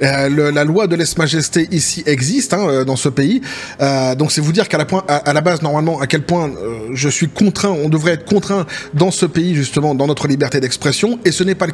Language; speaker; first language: French; native; French